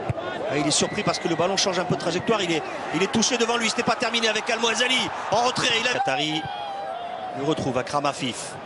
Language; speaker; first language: French; native; French